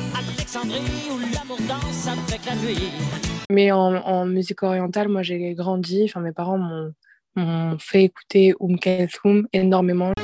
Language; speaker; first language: French; native; French